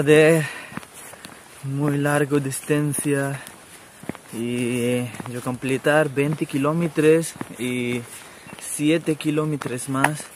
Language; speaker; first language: Spanish; non-native, learner; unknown